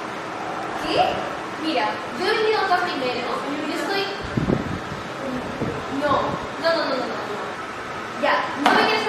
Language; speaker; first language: Spanish; native; Spanish